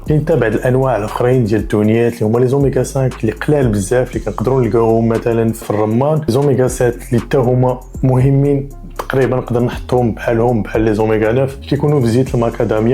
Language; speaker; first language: Arabic; native; Arabic